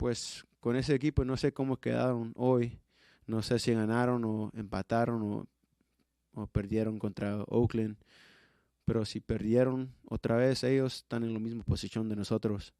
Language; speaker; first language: Spanish; early bilingual, heritage; Spanish